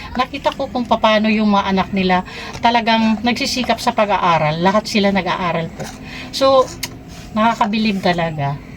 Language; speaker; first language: Filipino; native; Filipino